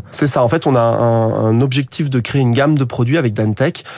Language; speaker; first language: French; native; French